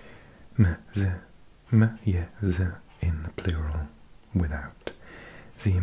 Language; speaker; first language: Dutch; non-native, learner; English